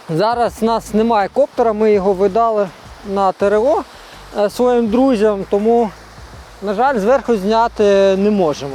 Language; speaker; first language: Ukrainian; non-native, local second language; Russian